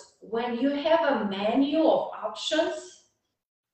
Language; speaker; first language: English; non-native, fluent; Russian